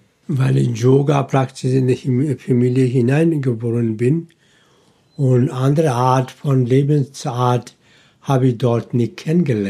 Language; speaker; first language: German; non-native, fluent; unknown